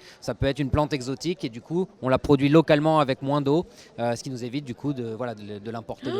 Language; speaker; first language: French; native; French